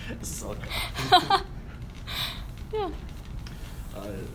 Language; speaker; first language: German; non-native, learner; English